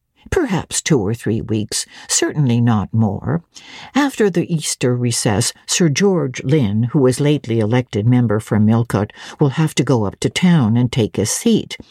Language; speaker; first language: English; native; English